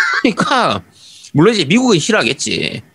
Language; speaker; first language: Korean; native; Korean